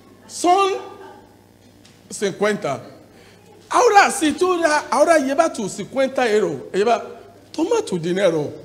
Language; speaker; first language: Spanish; non-native, learner; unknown